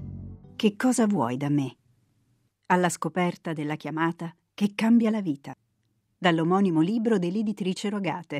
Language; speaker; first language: Italian; native; Italian